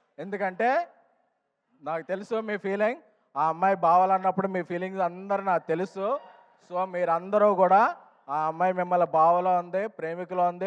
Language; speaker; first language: Telugu; native; Telugu